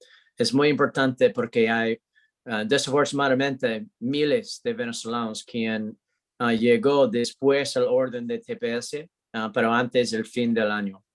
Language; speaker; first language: Spanish; non-native, learner; English